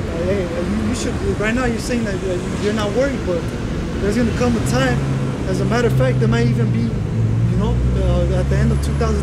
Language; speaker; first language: English; native; English